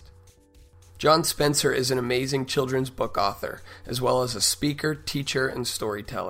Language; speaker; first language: English; native; English